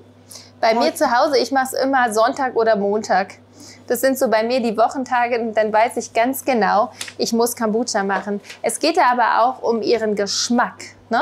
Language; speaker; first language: German; native; German